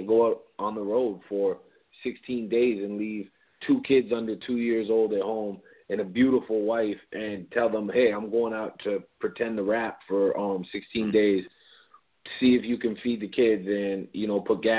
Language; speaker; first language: English; native; English